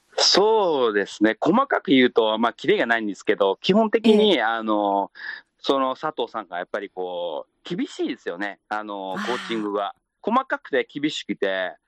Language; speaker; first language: Japanese; non-native, fluent; Chinese